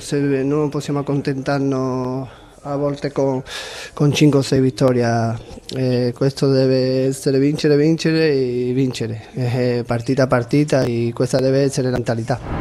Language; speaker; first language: Italian; non-native, fluent; Spanish